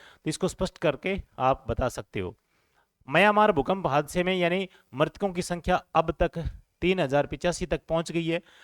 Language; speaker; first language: Hindi; native; Hindi